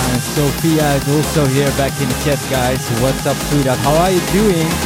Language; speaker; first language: English; non-native, fluent; Dutch